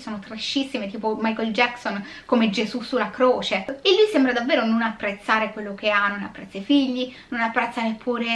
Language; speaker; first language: Italian; native; Italian